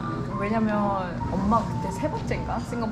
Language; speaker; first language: Korean; early bilingual, heritage; Korean